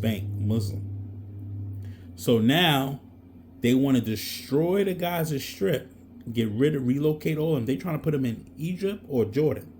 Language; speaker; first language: English; native; English